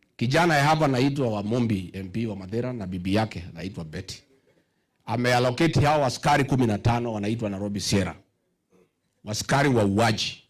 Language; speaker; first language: Swahili; non-native, local second language; Kikuyu